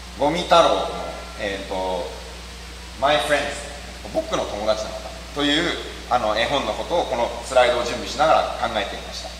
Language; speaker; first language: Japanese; native; Japanese